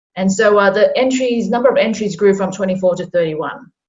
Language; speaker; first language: English; non-native, local second language; Cantonese